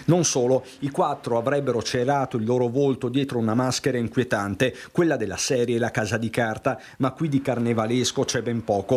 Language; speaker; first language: Italian; native; Italian